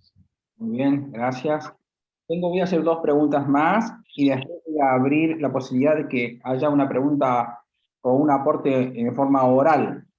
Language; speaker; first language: Spanish; native; Spanish